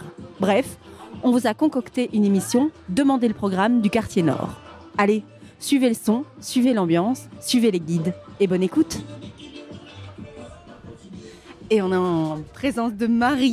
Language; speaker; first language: French; native; French